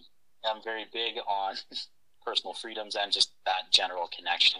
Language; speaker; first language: English; native; English